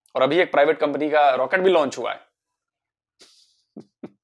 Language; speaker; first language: Hindi; native; Hindi